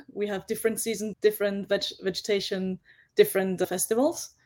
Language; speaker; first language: English; non-native, fluent; German